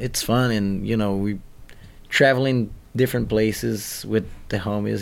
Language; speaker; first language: English; non-native, fluent; Portuguese